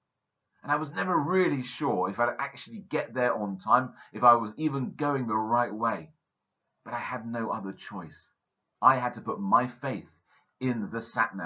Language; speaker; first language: English; native; English